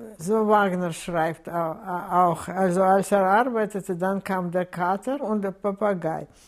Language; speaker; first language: German; non-native, fluent; Russian